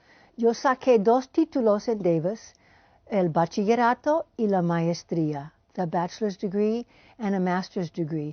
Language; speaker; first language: Spanish; non-native, fluent; English